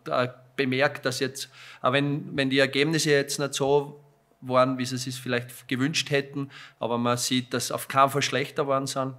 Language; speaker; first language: German; native; German